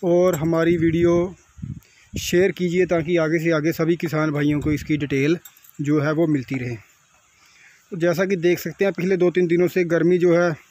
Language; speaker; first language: Hindi; non-native, local second language; Punjabi